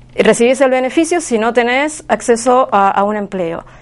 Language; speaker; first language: Spanish; native; Spanish